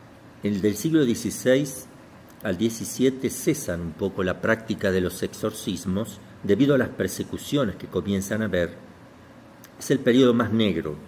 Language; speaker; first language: Spanish; native; Spanish